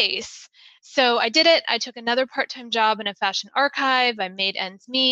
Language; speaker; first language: English; native; English